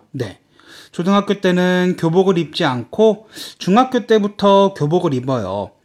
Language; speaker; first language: Korean; native; Korean